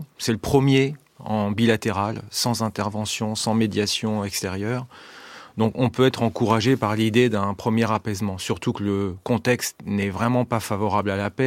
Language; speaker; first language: French; native; French